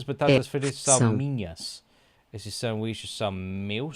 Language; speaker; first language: Portuguese; non-native, learner; English